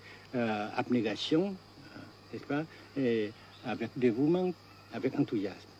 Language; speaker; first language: French; non-native, fluent; Vietnamese